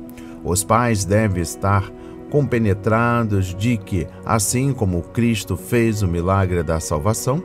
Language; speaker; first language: Portuguese; native; Portuguese